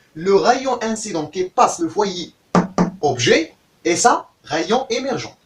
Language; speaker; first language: French; non-native, local second language; Arabic